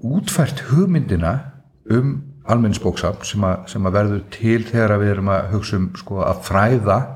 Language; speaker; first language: Icelandic; native; Icelandic